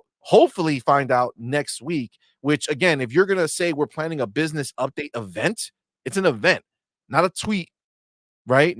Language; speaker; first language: English; native; English